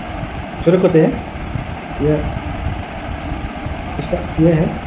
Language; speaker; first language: Hindi; non-native, local second language; Bodo